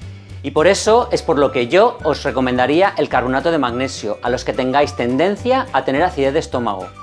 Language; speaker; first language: Spanish; native; Spanish